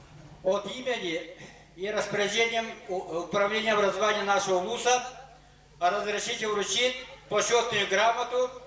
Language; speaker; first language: Russian; non-native, local second language; Yakut